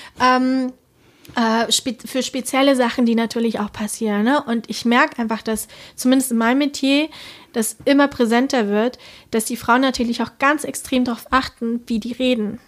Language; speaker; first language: German; early bilingual, other home language; Spanish